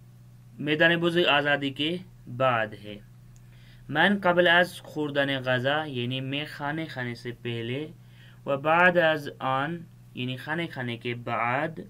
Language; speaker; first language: Persian; non-native, fluent; Urdu